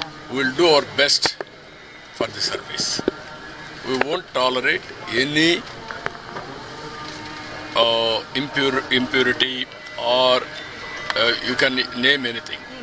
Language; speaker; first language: English; non-native, local second language; Telugu